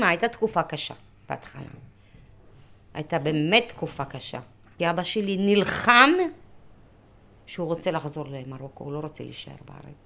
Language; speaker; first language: Hebrew; early bilingual, other home language; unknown